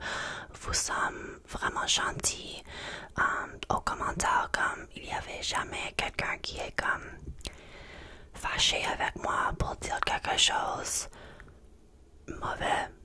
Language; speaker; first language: French; non-native, learner; English